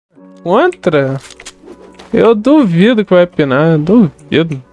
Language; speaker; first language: Portuguese; native; Portuguese